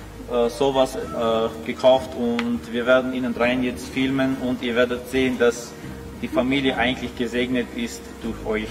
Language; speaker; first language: German; non-native, learner; Armenian